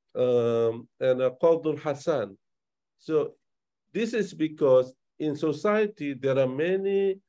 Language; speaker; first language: English; non-native, local second language; Malay